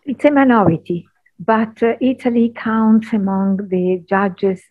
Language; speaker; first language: English; non-native, fluent; Italian